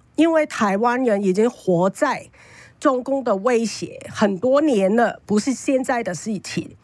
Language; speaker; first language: Chinese; non-native, fluent; Cantonese